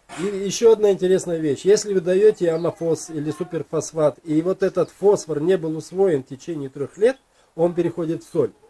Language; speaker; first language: Russian; native; Russian